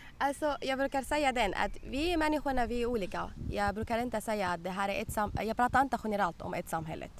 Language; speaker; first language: Swedish; non-native, learner; Arabic